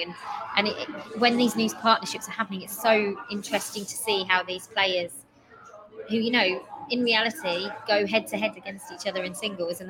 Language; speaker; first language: English; native; English